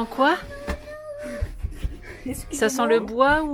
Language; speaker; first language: French; native; French